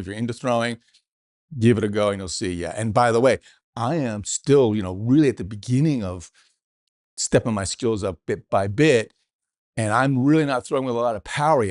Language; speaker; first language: English; native; English